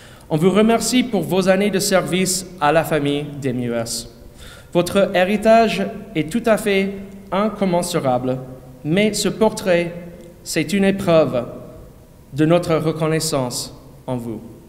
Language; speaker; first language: French; non-native, fluent; English